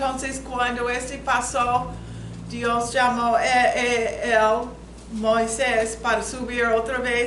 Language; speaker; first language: Spanish; non-native, fluent; English